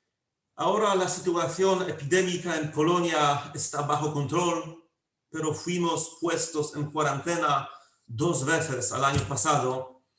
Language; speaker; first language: Spanish; non-native, fluent; Polish